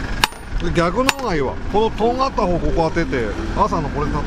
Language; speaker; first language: Japanese; native; Japanese